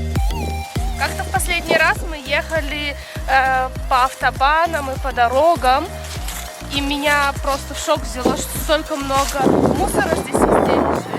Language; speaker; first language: Russian; early bilingual, heritage; Russian